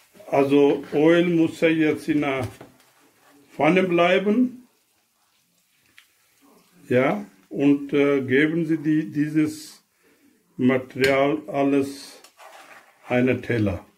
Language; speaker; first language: German; non-native, learner; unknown